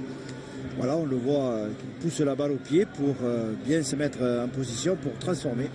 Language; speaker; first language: French; native; French